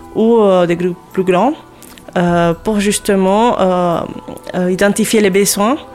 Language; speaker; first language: French; non-native, fluent; Spanish